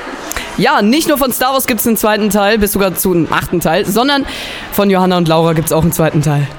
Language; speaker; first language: German; native; German